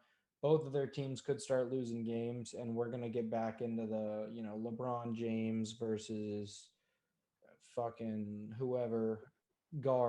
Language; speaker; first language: English; native; English